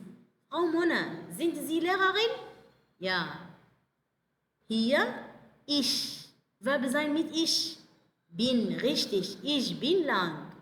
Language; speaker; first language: German; non-native, fluent; Arabic